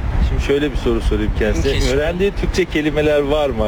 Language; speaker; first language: Turkish; native; Turkish